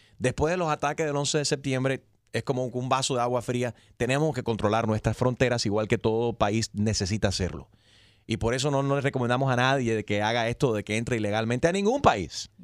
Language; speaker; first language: Spanish; early bilingual, heritage; Spanish